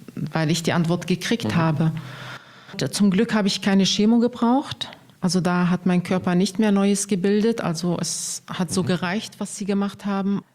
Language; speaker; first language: German; non-native, fluent; Arabic